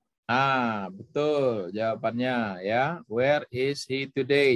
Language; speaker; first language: English; non-native, fluent; Indonesian